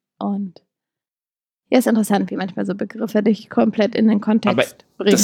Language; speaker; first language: German; native; German